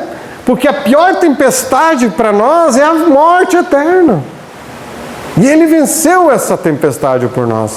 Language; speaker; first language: Portuguese; native; Portuguese